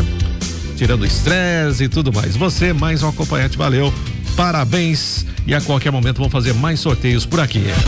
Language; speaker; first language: Portuguese; native; Portuguese